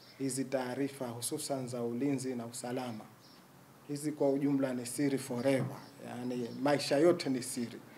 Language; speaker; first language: Swahili; native; Swahili